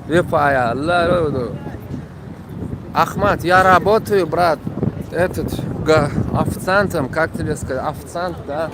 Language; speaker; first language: Russian; non-native, fluent; Turkmen